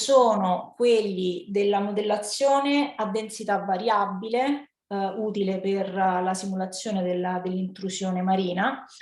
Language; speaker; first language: Italian; native; Italian